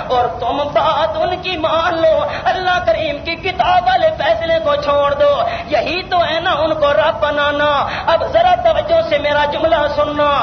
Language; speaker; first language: Urdu; non-native, local second language; Punjabi